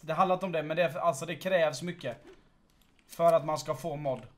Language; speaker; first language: Swedish; native; Swedish